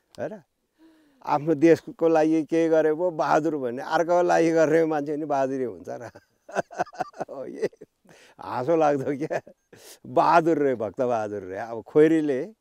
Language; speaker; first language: Nepali; non-native, local second language; Gurung